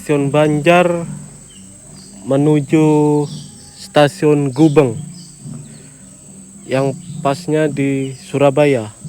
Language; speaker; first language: Indonesian; non-native, fluent; Japanese